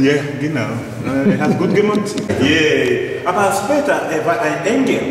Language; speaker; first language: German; non-native, learner; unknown